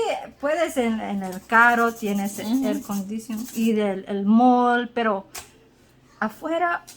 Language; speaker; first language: Spanish; non-native, learner; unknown